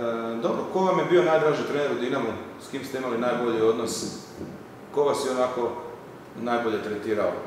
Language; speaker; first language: Serbian; native; Serbian